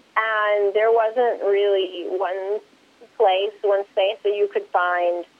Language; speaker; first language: English; early bilingual, other home language; Spanish